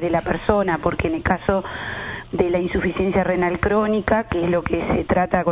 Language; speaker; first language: Spanish; native; Spanish